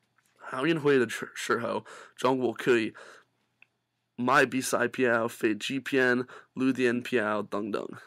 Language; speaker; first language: Chinese; non-native, learner; English